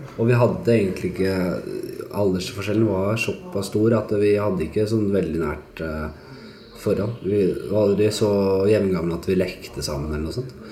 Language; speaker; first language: Norwegian; native; Norwegian